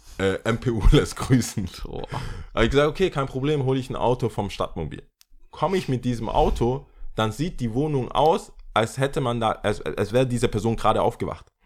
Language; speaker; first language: German; early bilingual, other home language; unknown